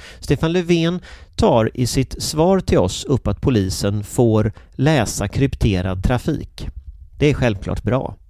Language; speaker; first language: Swedish; native; Swedish